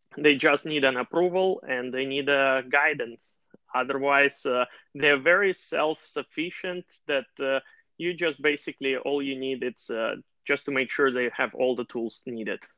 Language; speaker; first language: English; non-native, fluent; Russian